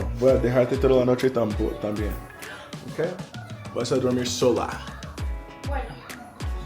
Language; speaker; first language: Spanish; non-native, learner; English